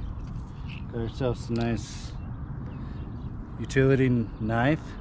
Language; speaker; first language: English; native; English